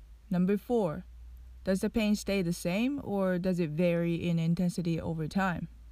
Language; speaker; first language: English; non-native, fluent; Japanese